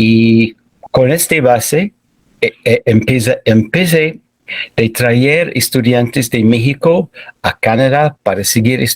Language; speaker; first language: Spanish; non-native, fluent; English